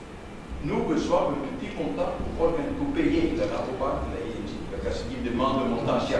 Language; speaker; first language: French; non-native, learner; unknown